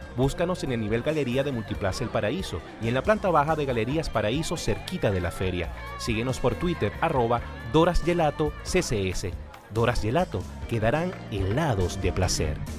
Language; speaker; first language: Spanish; native; Spanish